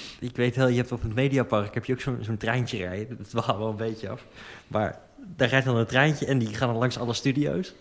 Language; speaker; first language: Dutch; native; Dutch